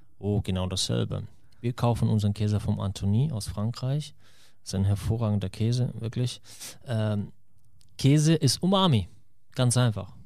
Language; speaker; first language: German; non-native, fluent; Russian